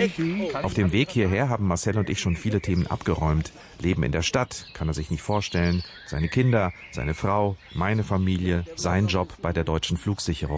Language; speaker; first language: German; native; German